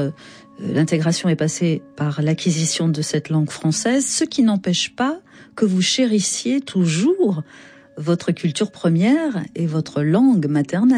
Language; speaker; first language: French; native; French